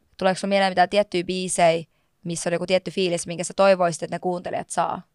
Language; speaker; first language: Finnish; native; Finnish